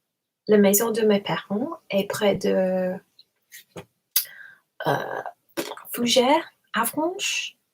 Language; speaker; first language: French; non-native, learner; English